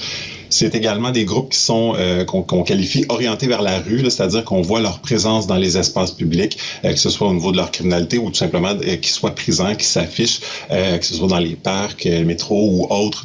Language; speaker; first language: French; native; French